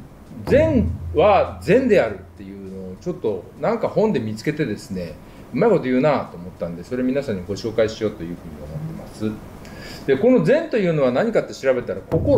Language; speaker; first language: Japanese; native; Japanese